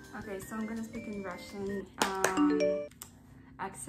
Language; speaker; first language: English; non-native, learner; Russian